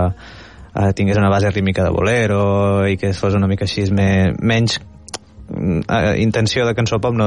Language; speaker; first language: Catalan; native; Catalan